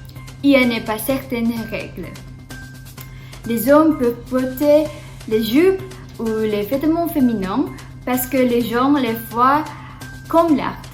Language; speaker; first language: French; non-native, learner; Indonesian